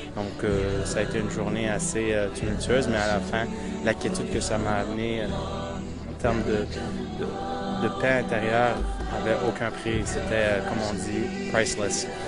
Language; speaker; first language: French; early bilingual, other home language; Portuguese